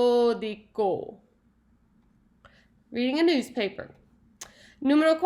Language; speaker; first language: Spanish; non-native, learner; English